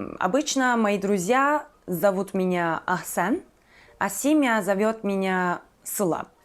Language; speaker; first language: Russian; non-native, fluent; Turkish